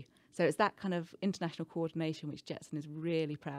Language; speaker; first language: English; native; English